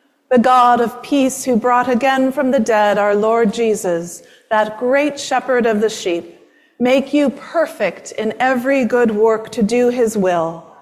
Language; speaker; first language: English; native; English